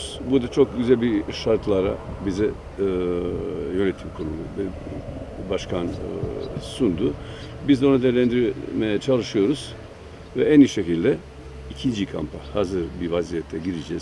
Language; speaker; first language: Turkish; non-native, fluent; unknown